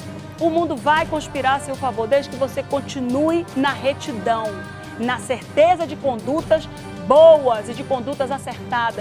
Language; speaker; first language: Portuguese; native; Portuguese